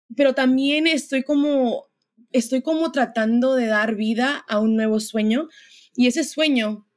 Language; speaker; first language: Spanish; early bilingual, heritage; Spanish